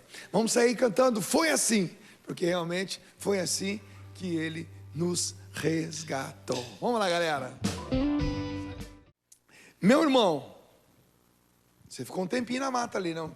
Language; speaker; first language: Portuguese; native; Portuguese